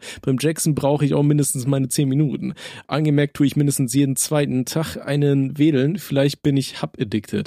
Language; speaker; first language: German; native; German